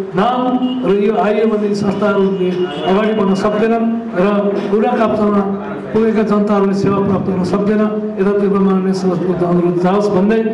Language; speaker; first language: Nepali; native; Nepali